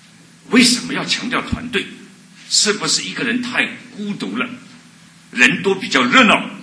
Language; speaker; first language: Chinese; native; Chinese